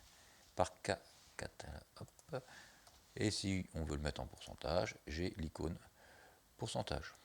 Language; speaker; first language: French; native; French